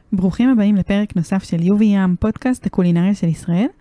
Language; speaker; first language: Hebrew; early bilingual, other home language; Arabic